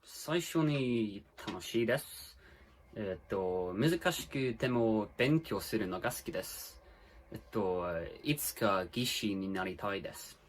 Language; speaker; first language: Japanese; non-native, learner; English